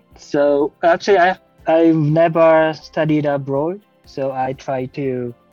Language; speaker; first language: English; non-native, fluent; Japanese